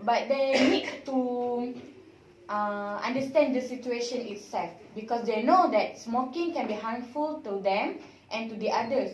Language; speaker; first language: English; non-native, learner; Malay